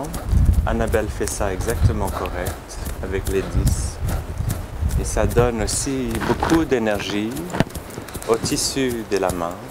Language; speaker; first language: French; non-native, learner; English